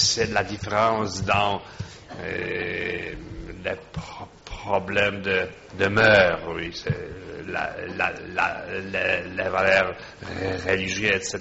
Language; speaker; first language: French; non-native, fluent; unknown